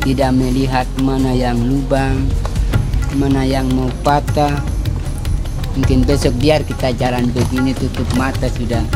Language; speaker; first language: Indonesian; non-native, local second language; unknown